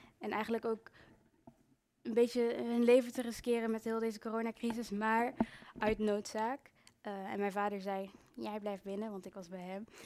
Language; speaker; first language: Dutch; early bilingual, other home language; Kinyarwanda